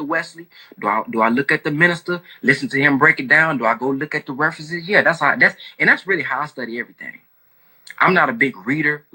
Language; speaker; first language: English; native; English